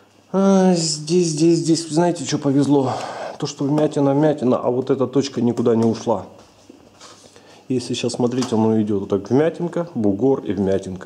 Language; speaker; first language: Russian; native; Russian